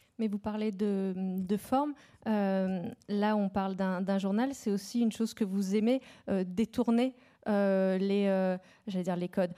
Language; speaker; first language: French; native; French